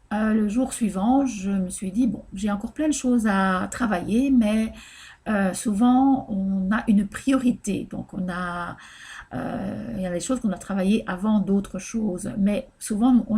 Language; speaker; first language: French; native; French